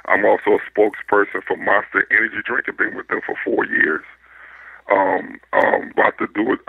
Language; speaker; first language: English; native; English